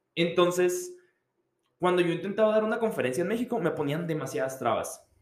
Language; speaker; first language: Spanish; native; Spanish